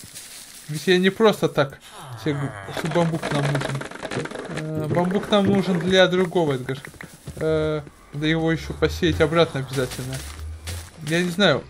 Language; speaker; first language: Russian; native; Russian